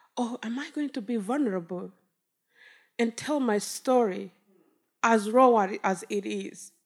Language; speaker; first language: English; non-native, local second language; Kinyarwanda